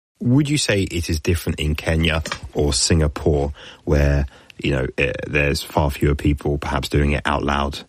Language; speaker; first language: English; native; English